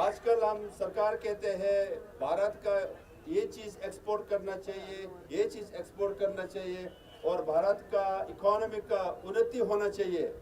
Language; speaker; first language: Hindi; non-native, fluent; Tibetan